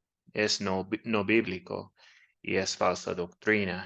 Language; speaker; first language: Spanish; non-native, fluent; English